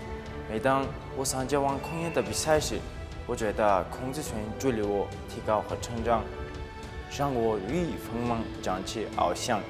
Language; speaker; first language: Chinese; non-native, fluent; Tajik